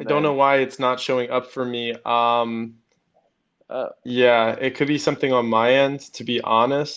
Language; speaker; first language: English; native; English